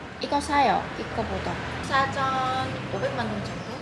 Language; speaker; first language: Korean; non-native, learner; Vietnamese